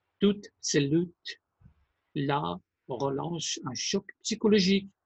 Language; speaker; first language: French; non-native, fluent; Persian